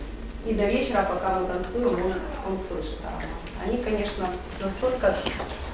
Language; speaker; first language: Russian; native; Russian